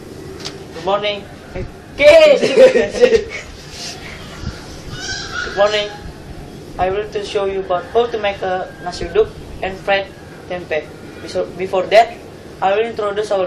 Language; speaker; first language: English; non-native, learner; Indonesian